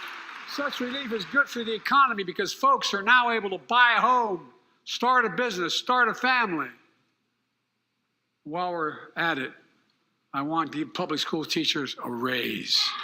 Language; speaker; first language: English; native; English